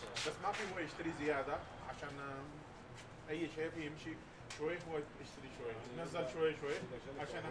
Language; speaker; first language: Arabic; non-native, learner; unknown